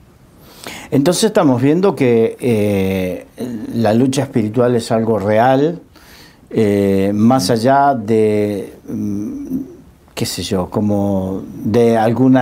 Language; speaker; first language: Spanish; native; Spanish